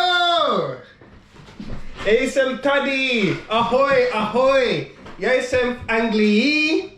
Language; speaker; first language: Czech; non-native, learner; English